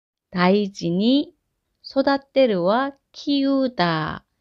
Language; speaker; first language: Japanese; non-native, fluent; Korean